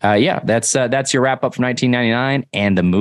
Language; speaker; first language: English; native; English